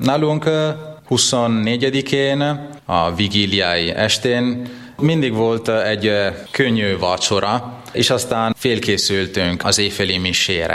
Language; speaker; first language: Hungarian; non-native, fluent; Italian